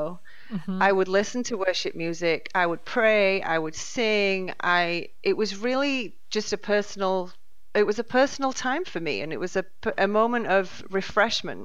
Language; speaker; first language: English; native; English